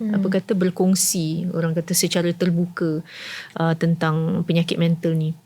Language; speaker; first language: Malay; early bilingual, heritage; Malay